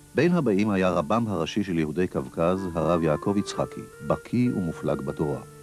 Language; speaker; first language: Hebrew; native; Hebrew